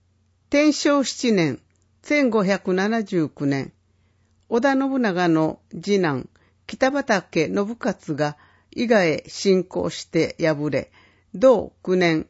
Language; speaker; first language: Japanese; native; Japanese